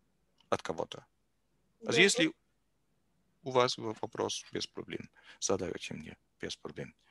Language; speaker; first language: Russian; non-native, learner; German